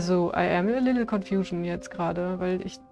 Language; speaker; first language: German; native; German